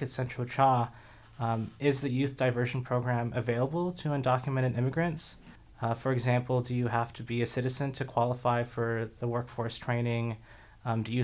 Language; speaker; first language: English; native; English